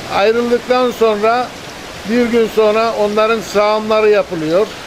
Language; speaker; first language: Turkish; native; Turkish